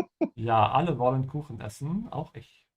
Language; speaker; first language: German; non-native, fluent; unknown